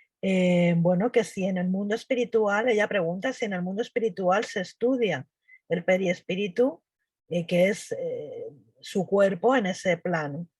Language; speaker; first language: Spanish; native; Spanish